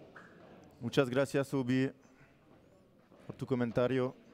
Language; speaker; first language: Spanish; non-native, learner; French